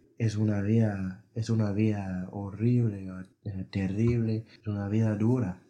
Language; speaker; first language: Spanish; non-native, fluent; English